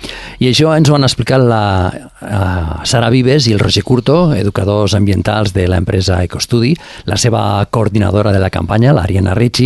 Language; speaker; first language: Catalan; native; Catalan